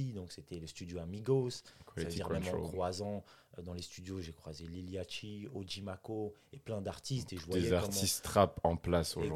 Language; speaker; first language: French; native; French